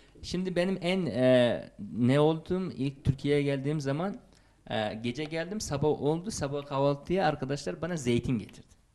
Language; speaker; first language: Turkish; non-native, fluent; Uzbek